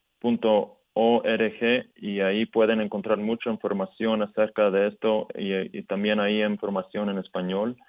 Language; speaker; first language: Spanish; early bilingual, heritage; Spanish